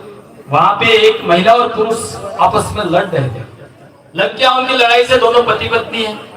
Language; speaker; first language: Hindi; non-native, local second language; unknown